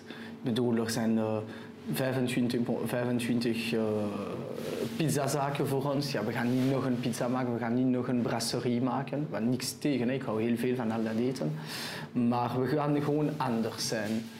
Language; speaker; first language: Dutch; non-native, local second language; French